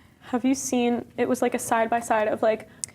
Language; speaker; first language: English; native; English